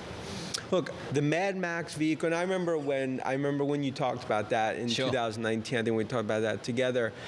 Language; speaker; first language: English; native; English